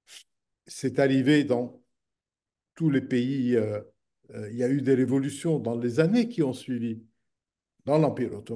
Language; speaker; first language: French; non-native, local second language; Arabic